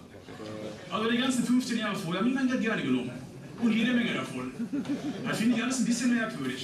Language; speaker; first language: German; native; German